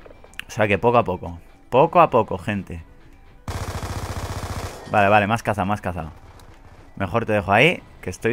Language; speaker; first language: Spanish; native; Spanish